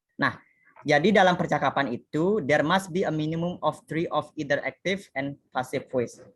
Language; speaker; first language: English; non-native, fluent; Indonesian